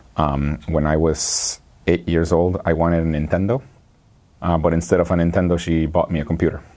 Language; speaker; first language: English; non-native, fluent; Spanish